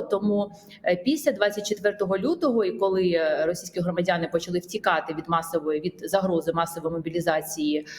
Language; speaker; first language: Ukrainian; non-native, fluent; Georgian